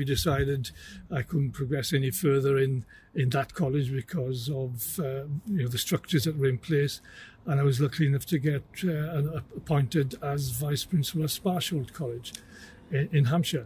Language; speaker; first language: English; native; English